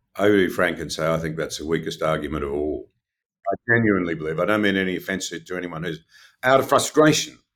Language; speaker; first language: English; native; English